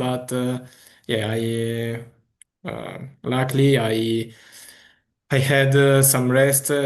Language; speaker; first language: English; non-native, fluent; Italian